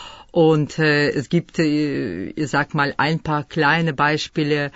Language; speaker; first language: German; early bilingual, other home language; Russian